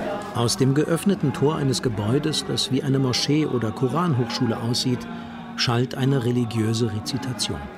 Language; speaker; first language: German; native; German